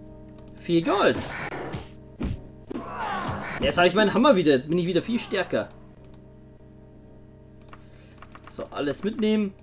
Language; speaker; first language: German; native; German